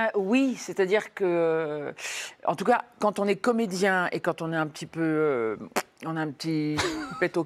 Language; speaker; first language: French; native; French